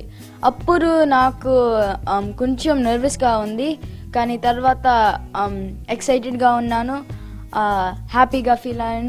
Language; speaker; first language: Telugu; early bilingual, heritage; Telugu